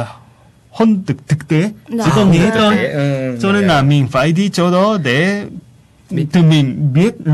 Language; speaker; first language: Vietnamese; non-native, fluent; Japanese